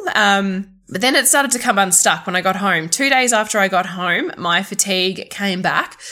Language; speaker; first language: English; native; English